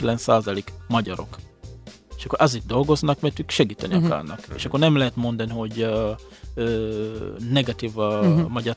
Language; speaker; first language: Hungarian; non-native, fluent; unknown